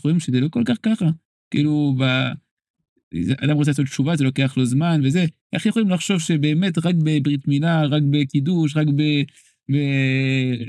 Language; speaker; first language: Hebrew; non-native, fluent; French